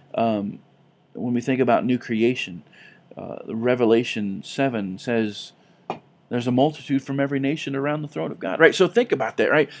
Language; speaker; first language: English; native; English